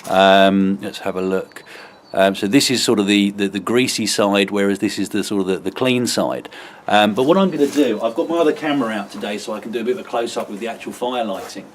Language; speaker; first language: English; native; English